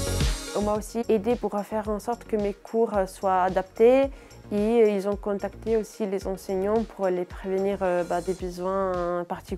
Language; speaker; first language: French; non-native, fluent; Italian